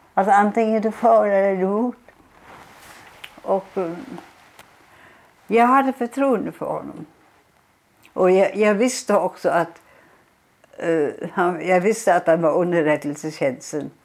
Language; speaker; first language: Swedish; non-native, fluent; German